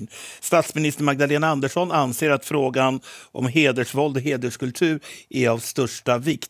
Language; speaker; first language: Swedish; native; Swedish